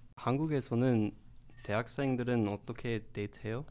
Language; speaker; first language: Korean; non-native, learner; English